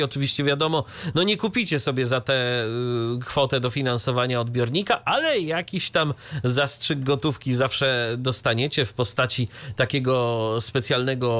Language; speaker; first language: Polish; native; Polish